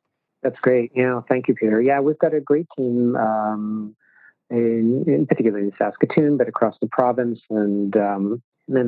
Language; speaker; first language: English; native; English